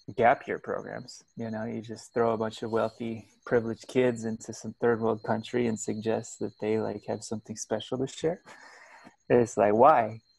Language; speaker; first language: English; native; English